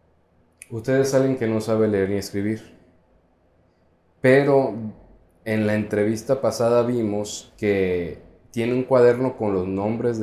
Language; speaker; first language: Spanish; native; Spanish